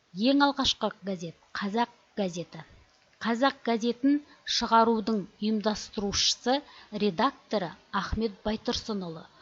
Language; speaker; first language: Kazakh; native; Kazakh